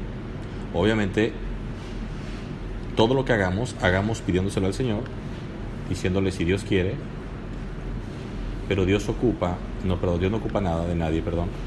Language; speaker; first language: Spanish; native; Spanish